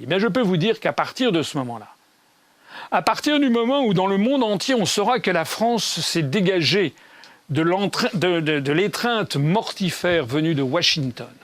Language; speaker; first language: French; native; French